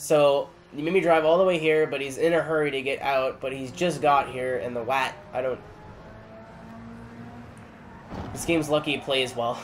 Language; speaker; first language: English; native; English